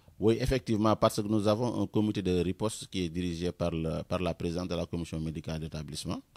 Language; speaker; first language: French; non-native, local second language; Wolof